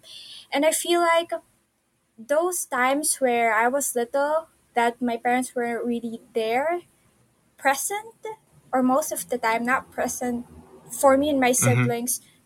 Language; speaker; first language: English; non-native, local second language; Filipino